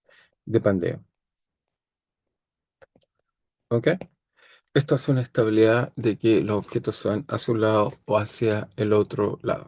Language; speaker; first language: Spanish; native; Spanish